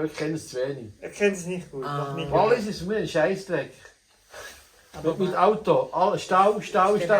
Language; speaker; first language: German; native; German